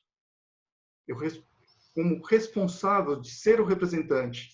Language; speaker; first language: Portuguese; native; Portuguese